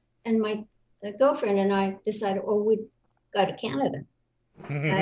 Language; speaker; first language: English; native; English